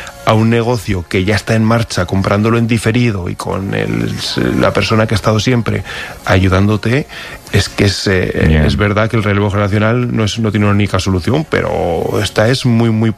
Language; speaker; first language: Spanish; native; Spanish